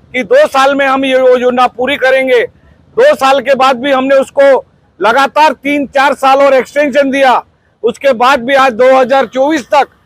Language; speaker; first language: Hindi; non-native, local second language; Marathi